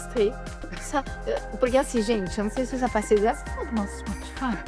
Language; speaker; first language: Portuguese; native; Portuguese